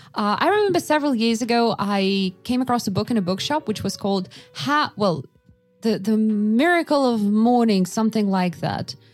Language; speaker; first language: English; non-native, fluent; Russian